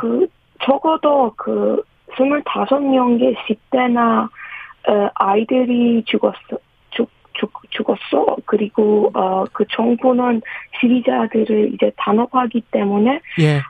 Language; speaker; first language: Korean; non-native, fluent; Persian